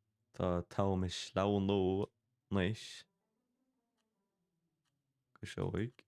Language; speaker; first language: Irish; non-native, local second language; English